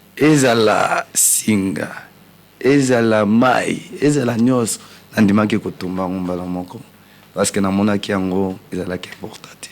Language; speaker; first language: Lingala; non-native, local second language; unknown